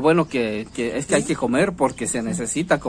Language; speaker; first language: Spanish; native; Spanish